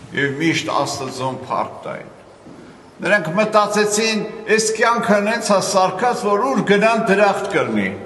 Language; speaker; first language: Armenian; native; Armenian